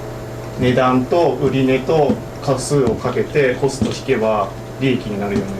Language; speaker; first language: Japanese; native; Japanese